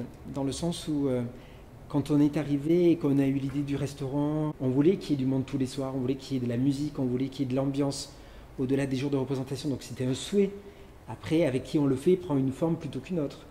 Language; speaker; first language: French; native; French